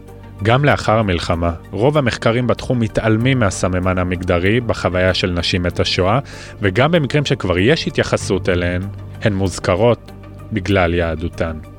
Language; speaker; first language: Hebrew; native; Hebrew